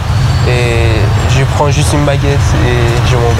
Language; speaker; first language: French; non-native, learner; Persian